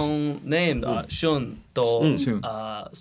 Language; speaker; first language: Japanese; non-native, learner; English